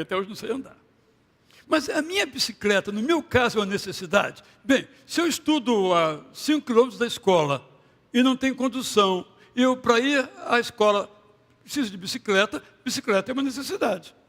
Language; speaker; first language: Portuguese; native; Portuguese